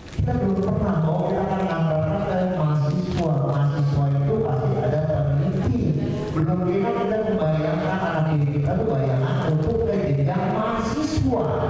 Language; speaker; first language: Indonesian; non-native, local second language; Javanese